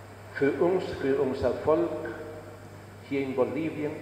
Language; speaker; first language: German; non-native, fluent; Spanish